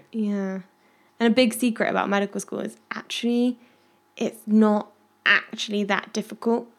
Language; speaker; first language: English; native; English